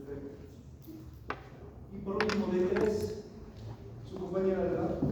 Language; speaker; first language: Spanish; native; Spanish